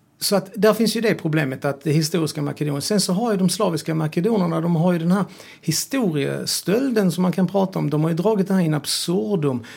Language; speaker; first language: Swedish; early bilingual, other home language; Serbian